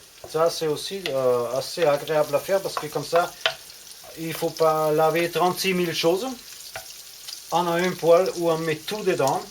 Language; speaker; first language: French; non-native, fluent; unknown